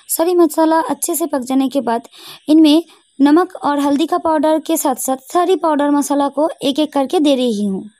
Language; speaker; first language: Hindi; non-native, local second language; Bangla